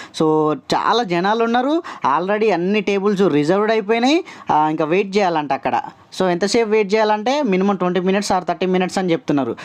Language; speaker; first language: Telugu; native; Telugu